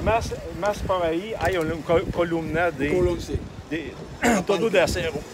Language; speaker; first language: Spanish; non-native, learner; French